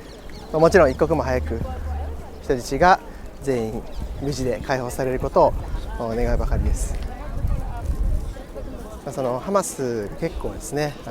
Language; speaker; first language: Japanese; native; Japanese